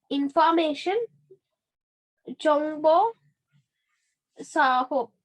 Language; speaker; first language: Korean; non-native, learner; Hindi